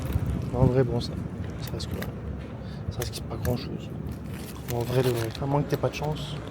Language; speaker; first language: French; native; French